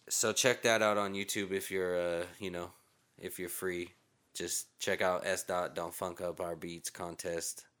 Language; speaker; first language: English; native; English